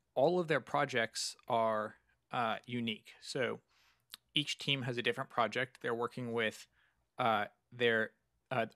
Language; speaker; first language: English; native; English